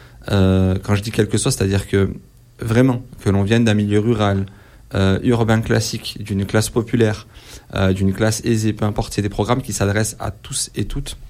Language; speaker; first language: French; native; French